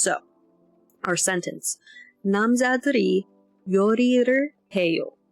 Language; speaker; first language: Korean; non-native, learner; English